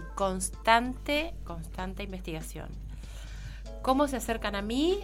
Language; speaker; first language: Spanish; native; Spanish